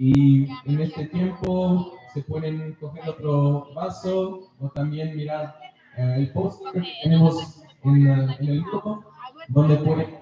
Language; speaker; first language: Spanish; non-native, learner; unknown